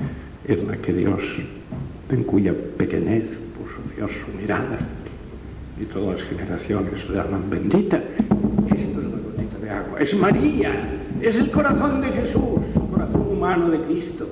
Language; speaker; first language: Spanish; non-native, local second language; Catalan